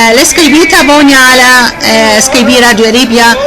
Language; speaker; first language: Arabic; native; Arabic